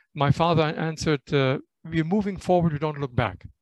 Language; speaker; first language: English; non-native, fluent; German